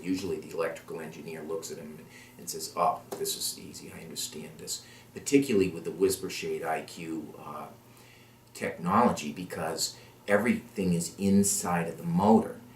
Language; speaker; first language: English; native; English